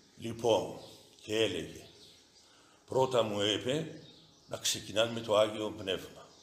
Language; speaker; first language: Greek; native; Greek